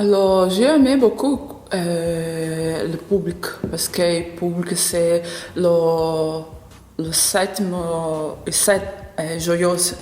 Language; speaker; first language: French; non-native, learner; Portuguese